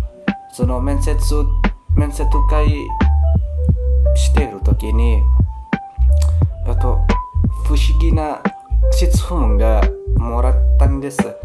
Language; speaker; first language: Japanese; non-native, learner; Indonesian